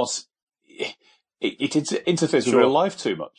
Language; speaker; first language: English; native; English